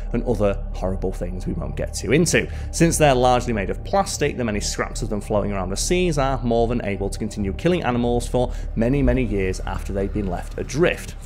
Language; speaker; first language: English; native; English